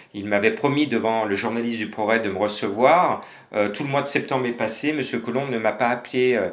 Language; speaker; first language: French; native; French